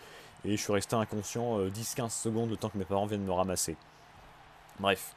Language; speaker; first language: French; native; French